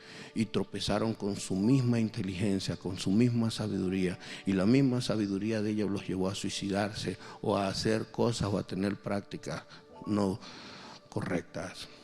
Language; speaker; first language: Spanish; native; Spanish